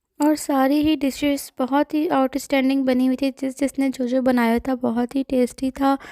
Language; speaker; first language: Urdu; native; Urdu